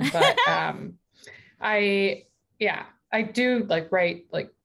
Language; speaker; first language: English; native; English